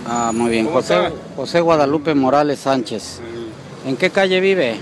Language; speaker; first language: Spanish; native; Spanish